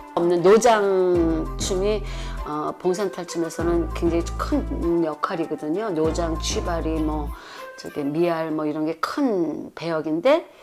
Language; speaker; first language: Korean; native; Korean